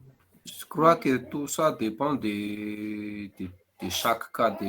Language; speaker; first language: French; non-native, local second language; Malagasy